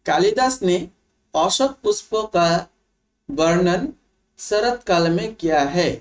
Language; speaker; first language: Hindi; non-native, local second language; Bangla